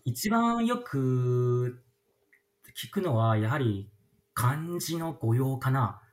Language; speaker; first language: Japanese; non-native, fluent; Chinese